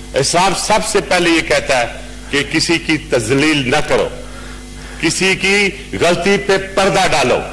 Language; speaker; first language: Urdu; non-native, local second language; Punjabi